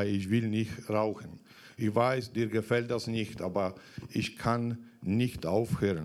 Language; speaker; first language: German; non-native, fluent; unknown